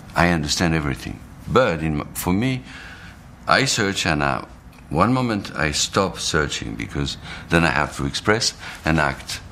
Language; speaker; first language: English; non-native, fluent; Arabic